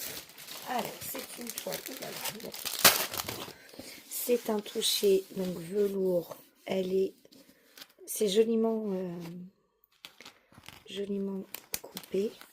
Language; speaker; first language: French; native; French